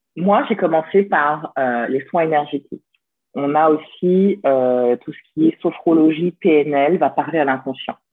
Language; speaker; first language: French; native; French